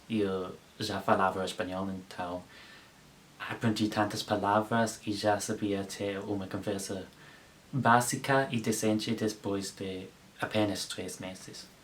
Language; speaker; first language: Portuguese; non-native, learner; English